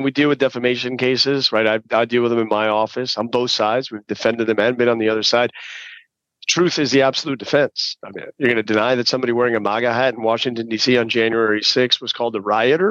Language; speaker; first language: English; native; English